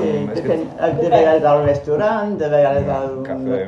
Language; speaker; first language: Catalan; non-native, fluent; Spanish